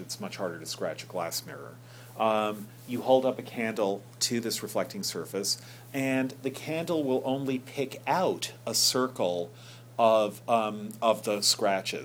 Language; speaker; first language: English; native; English